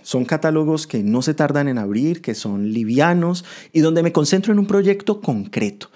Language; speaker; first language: Spanish; native; Spanish